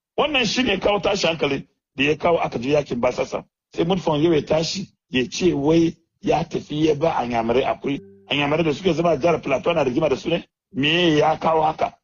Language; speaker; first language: Hausa; non-native, local second language; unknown